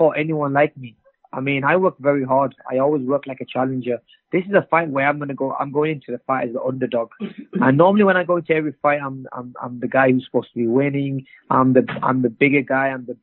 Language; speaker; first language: English; native; English